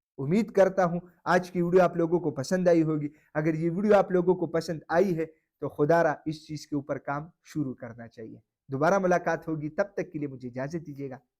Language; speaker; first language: Urdu; non-native, local second language; Pashto